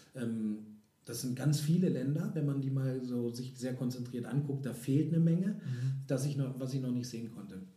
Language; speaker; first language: German; native; German